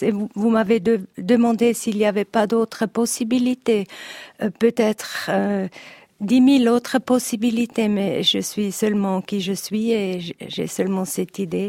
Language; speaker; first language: French; non-native, learner; Italian